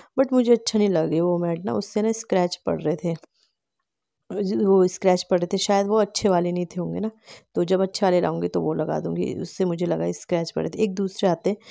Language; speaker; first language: Hindi; native; Hindi